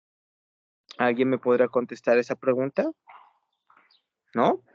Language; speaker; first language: Spanish; native; Spanish